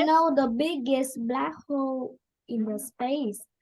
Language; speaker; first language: English; non-native, learner; Vietnamese